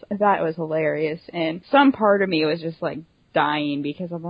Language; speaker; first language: English; native; English